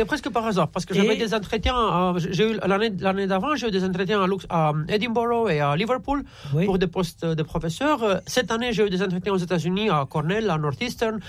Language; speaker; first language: French; non-native, fluent; Romanian